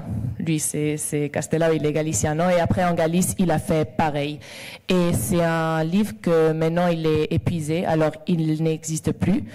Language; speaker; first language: French; non-native, local second language; Galician